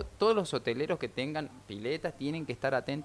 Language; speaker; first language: Spanish; native; Spanish